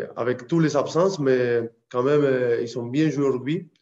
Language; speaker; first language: French; non-native, fluent; Spanish